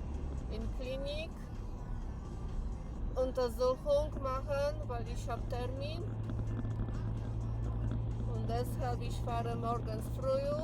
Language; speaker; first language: German; non-native, learner; Polish